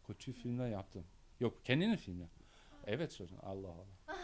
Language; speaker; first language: Turkish; non-native, learner; German